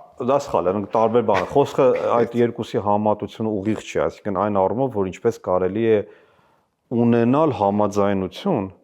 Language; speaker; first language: Armenian; native; Armenian